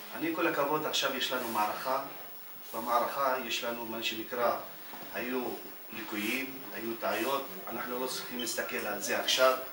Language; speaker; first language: Hebrew; non-native, local second language; Arabic